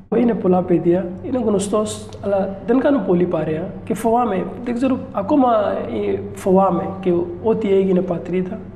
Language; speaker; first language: Greek; non-native, learner; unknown